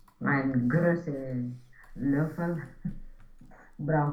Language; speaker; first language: German; non-native, learner; Romanian